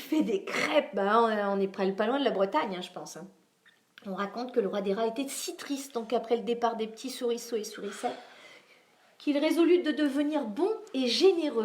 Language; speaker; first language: French; native; French